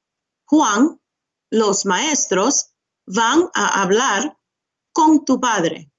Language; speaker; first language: Spanish; non-native, fluent; English